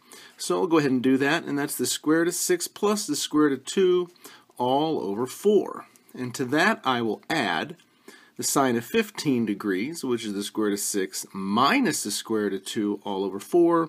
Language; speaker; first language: English; native; English